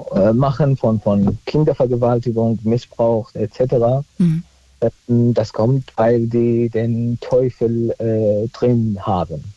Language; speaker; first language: German; non-native, fluent; Arabic